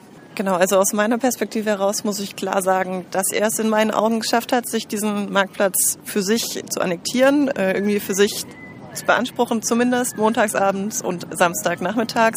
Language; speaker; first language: German; native; German